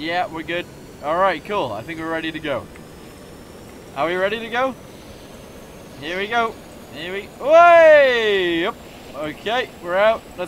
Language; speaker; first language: English; native; English